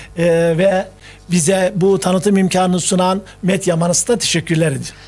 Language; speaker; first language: Turkish; native; Turkish